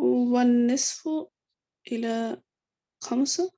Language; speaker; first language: Arabic; non-native, learner; English